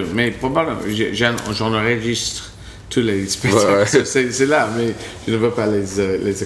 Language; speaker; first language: French; non-native, learner; English